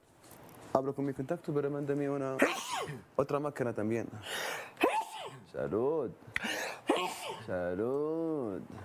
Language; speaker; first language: Spanish; non-native, learner; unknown